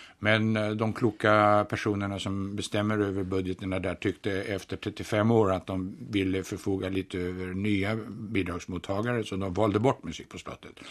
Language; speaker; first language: Swedish; native; Swedish